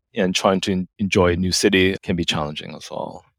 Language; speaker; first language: English; native; English